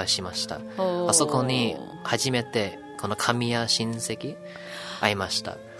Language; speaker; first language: Japanese; non-native, learner; English